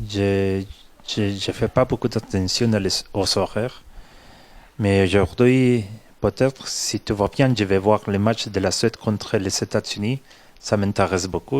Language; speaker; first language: French; non-native, fluent; Spanish